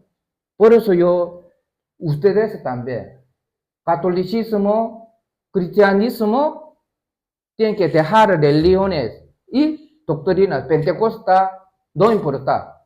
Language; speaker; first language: Spanish; non-native, learner; Korean